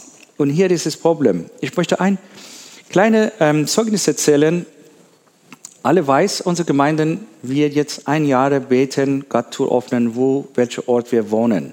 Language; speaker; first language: German; non-native, learner; Persian